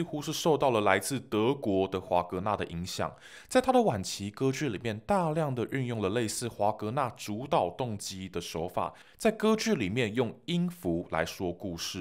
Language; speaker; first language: Chinese; native; Chinese